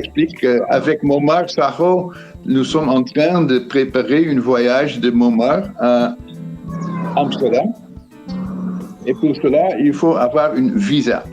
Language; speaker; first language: French; non-native, fluent; Dutch